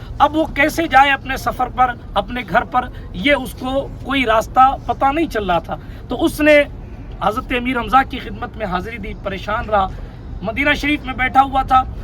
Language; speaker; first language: Urdu; native; Urdu